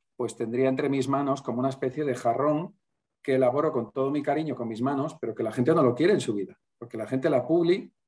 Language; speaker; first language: Spanish; native; Spanish